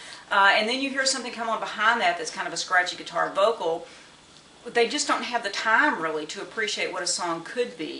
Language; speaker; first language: English; native; English